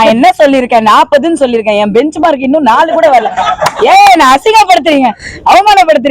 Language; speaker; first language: Tamil; native; Tamil